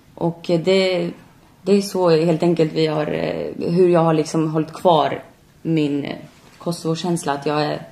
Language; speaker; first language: Swedish; early bilingual, other home language; Albanian